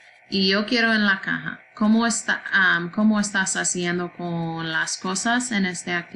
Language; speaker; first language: Spanish; non-native, learner; English